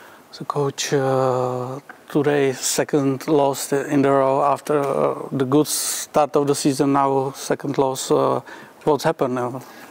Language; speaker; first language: English; non-native, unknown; Czech